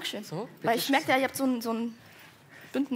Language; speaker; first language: German; early bilingual, other home language; Persian